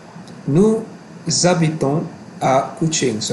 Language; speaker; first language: French; non-native, fluent; Malay